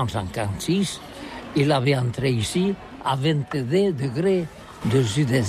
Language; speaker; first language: French; non-native, learner; Catalan